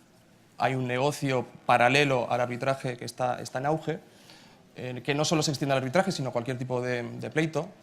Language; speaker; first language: Spanish; native; Spanish